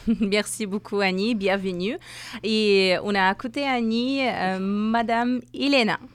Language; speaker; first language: French; non-native, learner; Persian